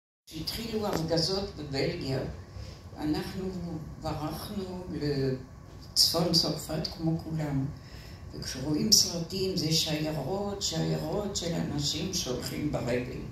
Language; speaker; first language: Hebrew; non-native, fluent; French